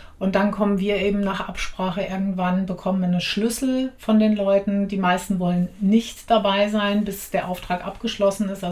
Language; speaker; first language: German; native; German